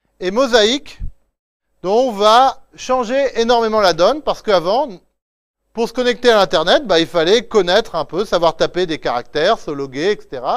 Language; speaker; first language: French; native; French